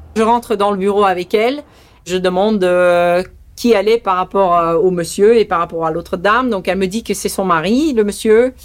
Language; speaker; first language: French; early bilingual, other home language; Dutch